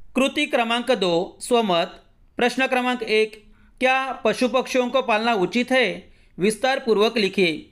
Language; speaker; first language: Hindi; non-native, local second language; Marathi